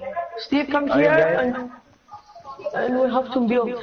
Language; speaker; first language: English; non-native, learner; Greek